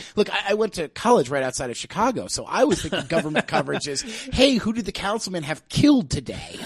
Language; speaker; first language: English; native; English